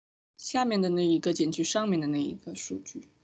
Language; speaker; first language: Chinese; native; Chinese